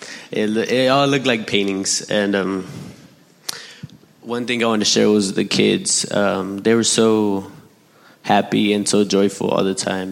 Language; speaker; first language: English; native; English